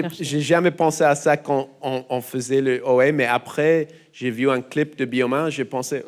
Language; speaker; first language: French; non-native, learner; English